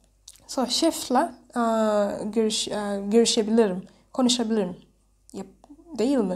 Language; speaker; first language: Turkish; non-native, learner; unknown